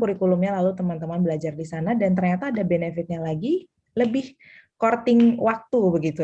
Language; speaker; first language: Indonesian; native; Indonesian